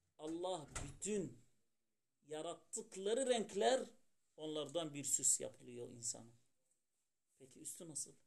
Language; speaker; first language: Turkish; non-native, fluent; Arabic